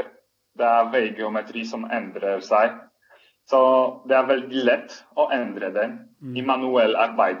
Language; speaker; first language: Norwegian; non-native, fluent; Polish